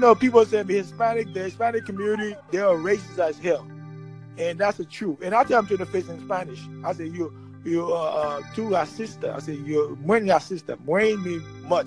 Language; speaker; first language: English; early bilingual, other home language; Haitian Creole